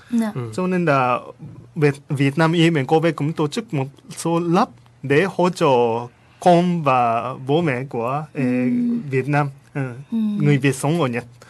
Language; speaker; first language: Vietnamese; non-native, learner; Japanese